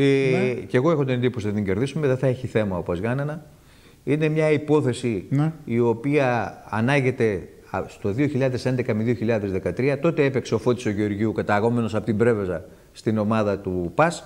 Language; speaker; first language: Greek; native; Greek